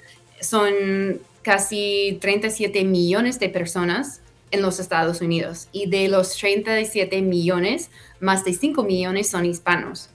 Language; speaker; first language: Spanish; non-native, fluent; English